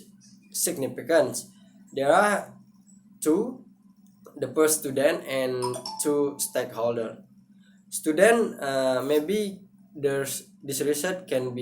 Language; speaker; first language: English; non-native, learner; Indonesian